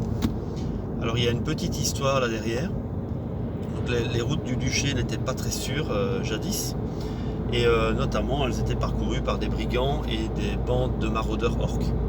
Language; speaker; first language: French; native; French